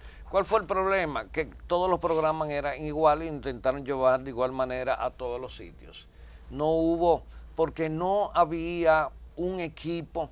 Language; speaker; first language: Spanish; native; Spanish